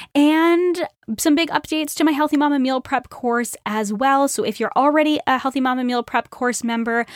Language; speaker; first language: English; native; English